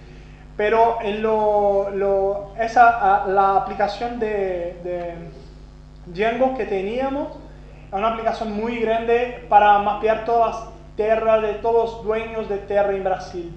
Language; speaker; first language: Spanish; non-native, fluent; Portuguese